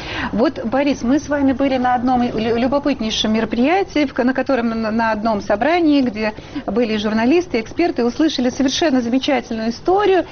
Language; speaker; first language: Russian; native; Russian